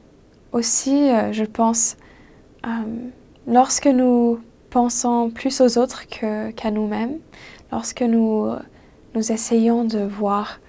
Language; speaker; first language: French; non-native, fluent; English